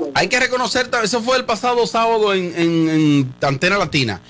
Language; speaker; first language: Spanish; native; Spanish